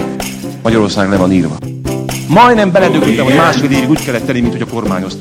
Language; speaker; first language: Hungarian; native; Hungarian